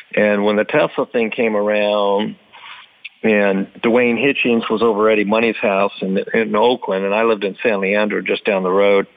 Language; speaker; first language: English; native; English